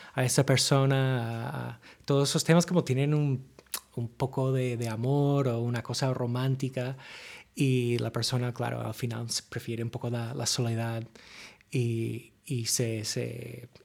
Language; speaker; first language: Spanish; non-native, fluent; English